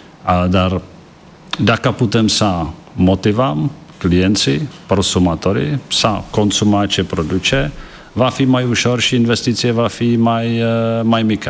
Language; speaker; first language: Romanian; non-native, fluent; Czech